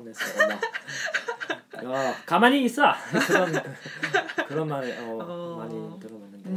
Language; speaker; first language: Korean; non-native, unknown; German